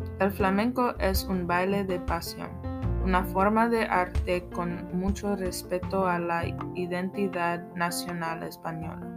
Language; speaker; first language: Spanish; non-native, learner; English